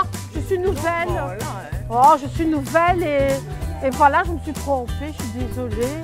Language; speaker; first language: French; native; French